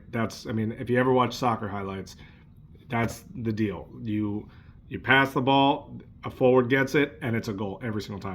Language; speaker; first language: English; native; English